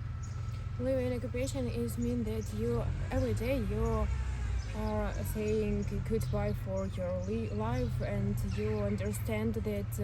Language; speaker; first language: English; non-native, learner; Ukrainian